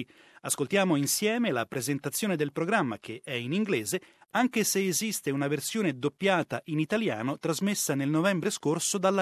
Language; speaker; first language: Italian; native; Italian